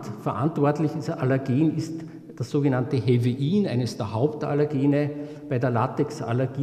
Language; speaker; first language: German; native; German